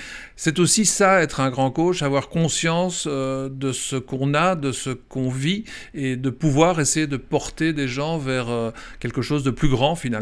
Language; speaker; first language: French; native; French